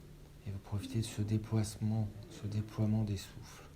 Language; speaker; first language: French; native; French